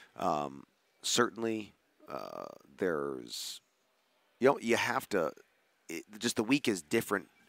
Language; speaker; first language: English; native; English